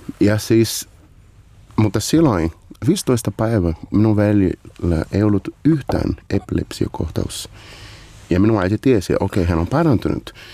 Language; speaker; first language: Finnish; non-native, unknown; Portuguese